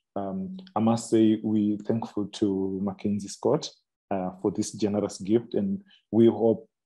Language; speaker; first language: English; non-native, local second language; Shona